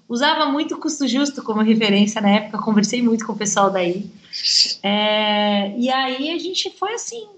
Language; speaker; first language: Portuguese; native; Portuguese